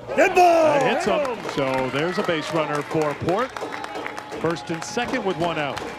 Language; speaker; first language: English; native; English